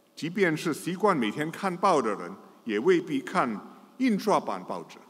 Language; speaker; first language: Chinese; non-native, local second language; English